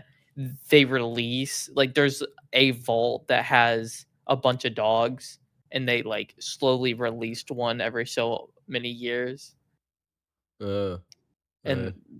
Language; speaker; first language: English; native; English